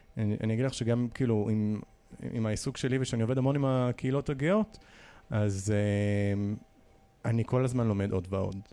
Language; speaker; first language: Hebrew; native; Hebrew